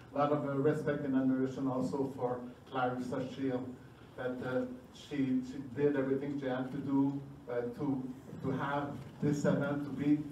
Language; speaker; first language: English; non-native, fluent; French